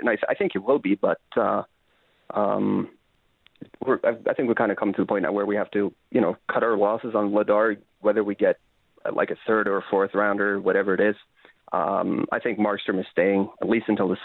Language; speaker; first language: English; non-native, fluent; Norwegian